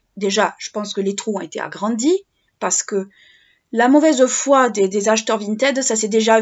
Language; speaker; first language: French; native; French